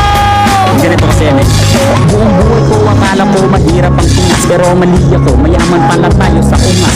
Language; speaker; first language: Filipino; native; Filipino